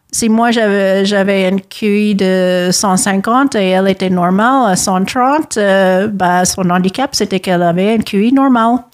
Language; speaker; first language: French; non-native, fluent; English